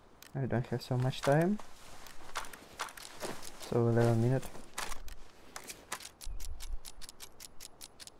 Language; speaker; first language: English; non-native, learner; Russian